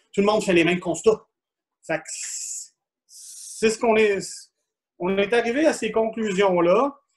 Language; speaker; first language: French; native; French